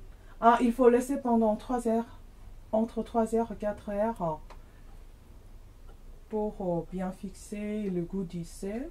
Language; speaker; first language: French; non-native, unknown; Korean